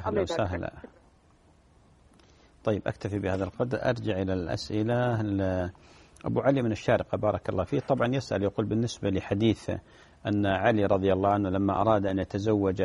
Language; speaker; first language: Arabic; native; Arabic